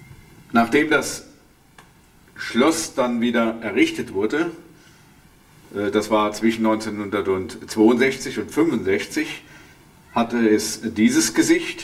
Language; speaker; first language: German; native; German